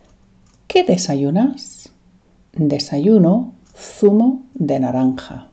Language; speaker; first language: Spanish; non-native, fluent; English